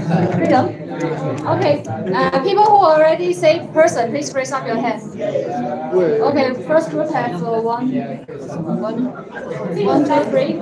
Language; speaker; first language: English; non-native, fluent; Chinese